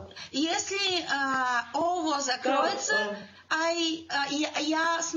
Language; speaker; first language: Russian; non-native, learner; Bulgarian